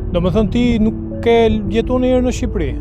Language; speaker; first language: Albanian; native; Albanian